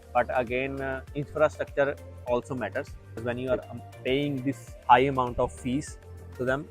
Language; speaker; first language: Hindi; non-native, local second language; Punjabi